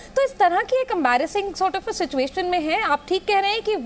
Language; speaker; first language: Hindi; native; Hindi